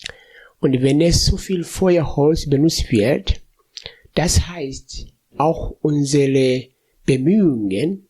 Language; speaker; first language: German; non-native, fluent; Swahili